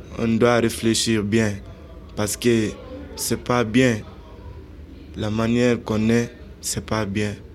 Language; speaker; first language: French; non-native, local second language; Fula